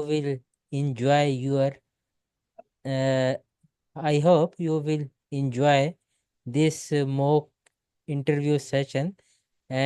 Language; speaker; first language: English; non-native, local second language; Urdu